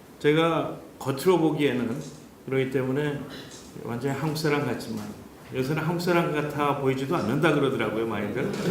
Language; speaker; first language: Korean; early bilingual, heritage; Spanish